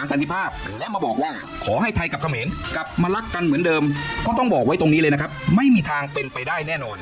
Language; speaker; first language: Thai; native; Thai